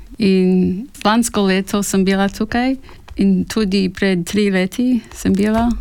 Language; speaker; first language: Slovenian; early bilingual, heritage; Slovenian